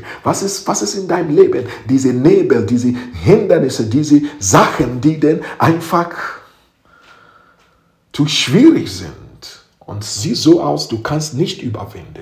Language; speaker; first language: German; non-native, fluent; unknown